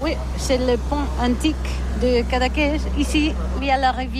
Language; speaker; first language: French; non-native, learner; Catalan